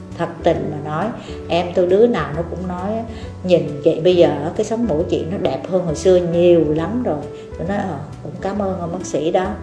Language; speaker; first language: Vietnamese; native; Vietnamese